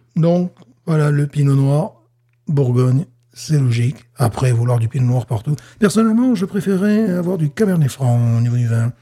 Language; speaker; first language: French; native; French